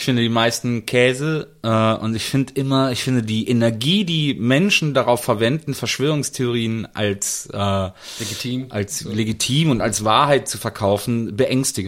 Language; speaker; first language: German; native; German